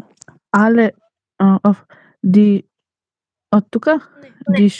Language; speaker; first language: German; non-native, learner; Macedonian